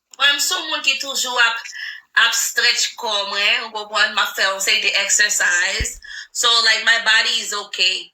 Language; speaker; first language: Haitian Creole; early bilingual, heritage; Haitian Creole